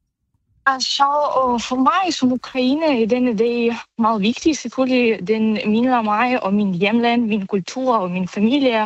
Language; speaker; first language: Danish; non-native, learner; Ukrainian